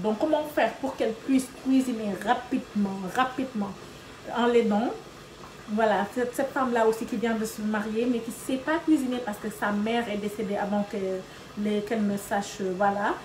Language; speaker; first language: French; non-native, local second language; Wolof